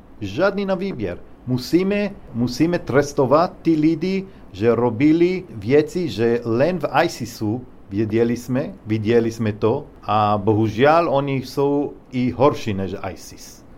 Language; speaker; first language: Czech; non-native, learner; Hebrew